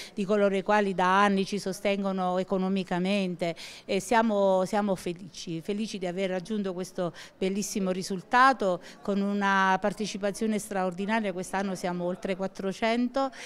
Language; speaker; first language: Italian; native; Italian